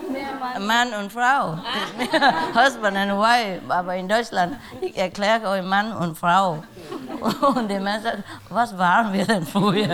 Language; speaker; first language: German; non-native, learner; Vietnamese